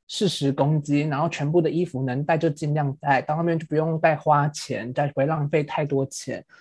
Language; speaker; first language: Chinese; native; Chinese